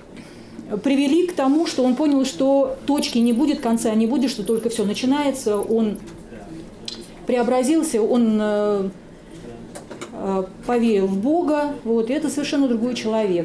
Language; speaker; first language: Russian; native; Russian